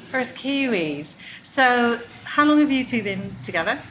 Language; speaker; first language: English; native; English